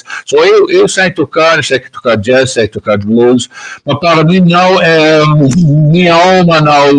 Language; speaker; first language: Portuguese; non-native, learner; Dutch